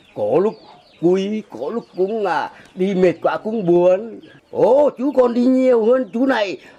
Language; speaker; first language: Vietnamese; non-native, local second language; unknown